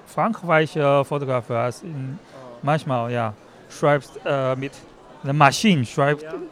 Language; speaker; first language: German; non-native, learner; Chinese